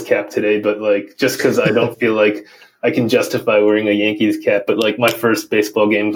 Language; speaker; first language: English; native; English